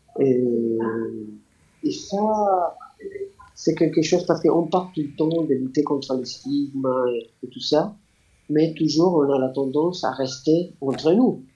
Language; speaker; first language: French; non-native, fluent; Spanish